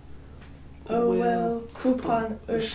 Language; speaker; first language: Irish; non-native, learner; English